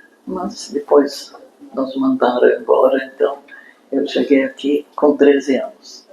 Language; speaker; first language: Portuguese; non-native, fluent; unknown